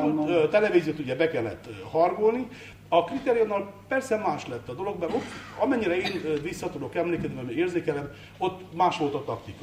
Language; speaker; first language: Hungarian; native; Hungarian